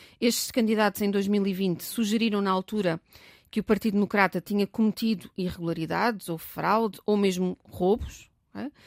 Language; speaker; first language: Portuguese; native; Portuguese